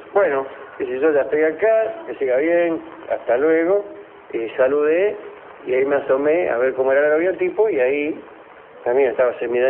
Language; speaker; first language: Spanish; native; Spanish